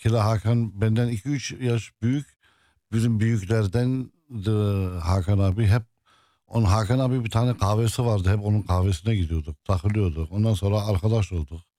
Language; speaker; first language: Turkish; non-native, local second language; Arabic